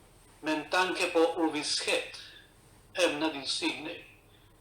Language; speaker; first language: Swedish; non-native, fluent; Spanish